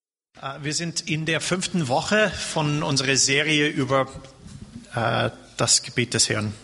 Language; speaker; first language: German; non-native, fluent; English